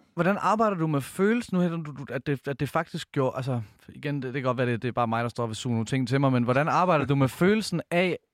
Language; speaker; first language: Danish; native; Danish